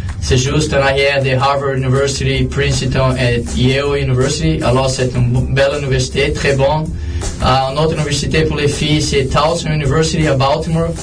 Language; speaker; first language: French; non-native, learner; Portuguese